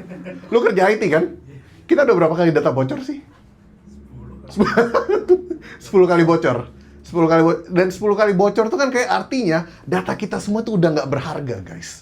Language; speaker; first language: Indonesian; native; Indonesian